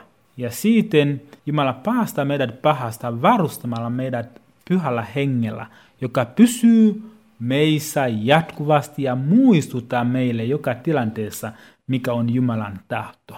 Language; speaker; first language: Finnish; non-native, fluent; Swahili